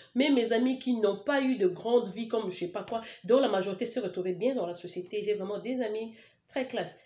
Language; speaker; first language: French; non-native, local second language; Lingala